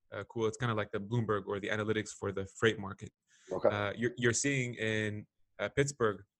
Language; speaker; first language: English; non-native, fluent; Arabic